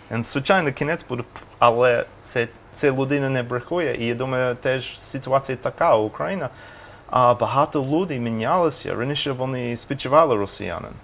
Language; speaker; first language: Ukrainian; non-native, learner; English